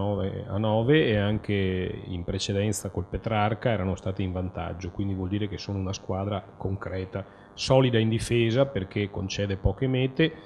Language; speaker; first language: Italian; native; Italian